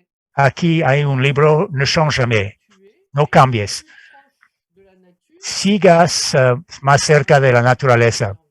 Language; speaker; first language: Spanish; non-native, fluent; French